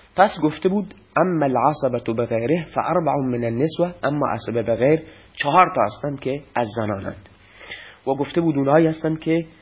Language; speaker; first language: Persian; non-native, local second language; Baluchi